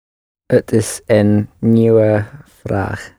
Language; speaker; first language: Dutch; non-native, learner; English